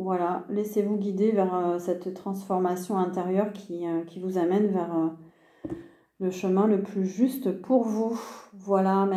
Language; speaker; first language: French; native; French